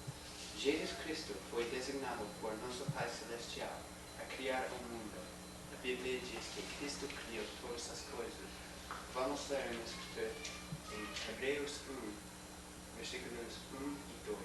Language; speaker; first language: Portuguese; non-native, learner; English